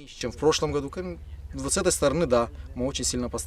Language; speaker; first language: Russian; non-native, local second language; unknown